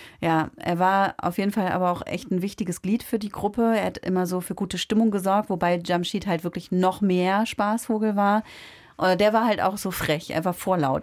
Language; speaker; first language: German; native; German